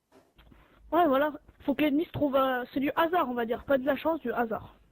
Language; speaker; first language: French; native; French